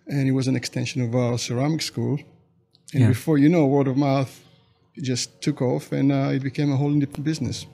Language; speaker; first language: English; non-native, fluent; Hebrew